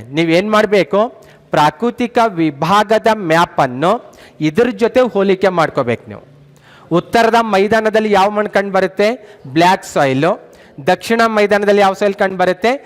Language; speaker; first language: Kannada; native; Kannada